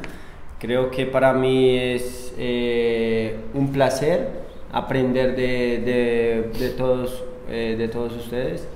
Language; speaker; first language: Portuguese; non-native, learner; Spanish